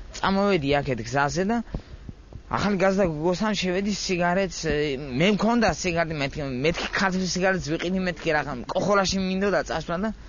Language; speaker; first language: Georgian; non-native, local second language; Mingrelian